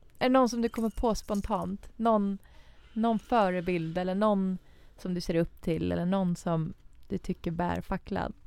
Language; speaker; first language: Swedish; early bilingual, other home language; Persian